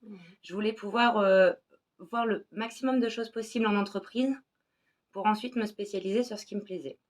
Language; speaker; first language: French; native; French